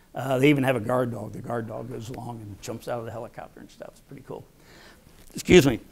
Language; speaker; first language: English; native; English